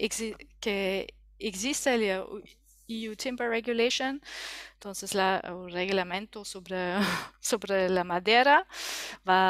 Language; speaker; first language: Spanish; non-native, learner; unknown